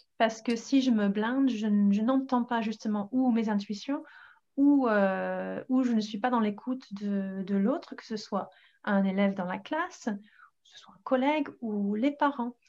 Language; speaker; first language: French; non-native, fluent; English